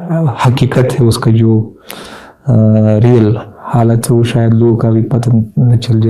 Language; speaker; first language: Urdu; non-native, learner; Pashto